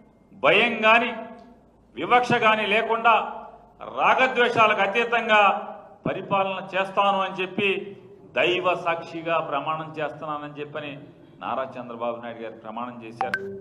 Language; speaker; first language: Telugu; native; Telugu